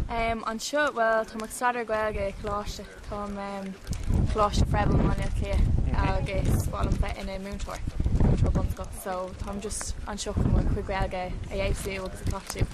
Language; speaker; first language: Irish; non-native, local second language; English